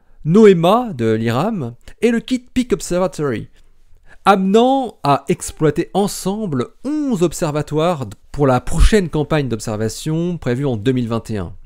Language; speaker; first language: French; native; French